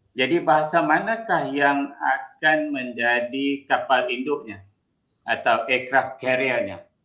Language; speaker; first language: Malay; native; Malay